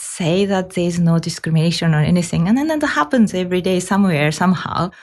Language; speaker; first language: English; non-native, fluent; Japanese